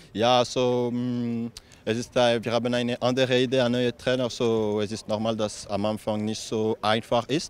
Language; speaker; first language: German; non-native, local second language; French